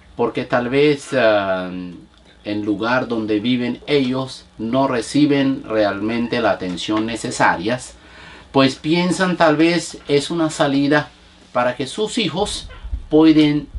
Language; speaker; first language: Spanish; non-native, fluent; Bangla